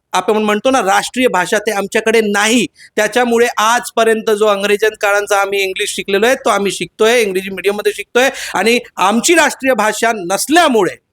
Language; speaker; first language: Marathi; non-native, local second language; Hindi